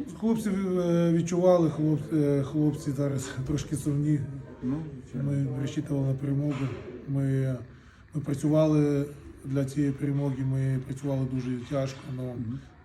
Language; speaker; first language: Ukrainian; non-native, local second language; Russian